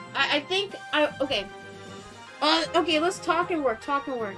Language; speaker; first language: English; native; English